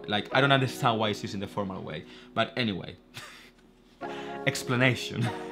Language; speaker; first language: English; non-native, fluent; Spanish